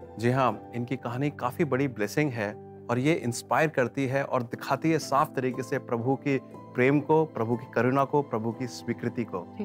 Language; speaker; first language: Hindi; native; Hindi